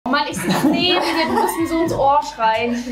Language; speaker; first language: German; native; German